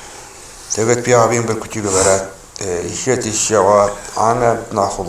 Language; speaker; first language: Mongolian; non-native, local second language; Kazakh